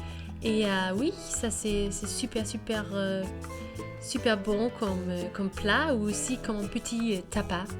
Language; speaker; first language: French; non-native, learner; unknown